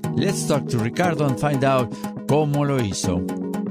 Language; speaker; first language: English; non-native, fluent; Spanish